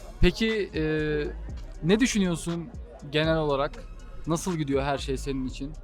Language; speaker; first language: Turkish; native; Turkish